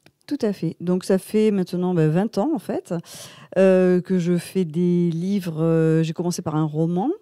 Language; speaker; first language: French; native; French